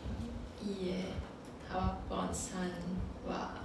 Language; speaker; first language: Japanese; non-native, learner; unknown